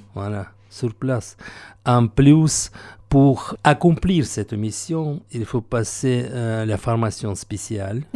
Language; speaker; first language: French; non-native, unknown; Russian